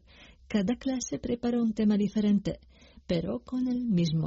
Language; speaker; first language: Spanish; non-native, fluent; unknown